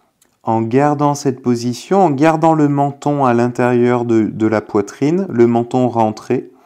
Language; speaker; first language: French; native; French